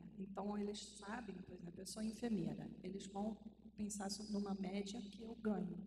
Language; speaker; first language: Portuguese; non-native, fluent; German